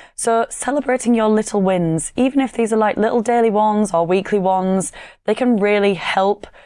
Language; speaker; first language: English; native; English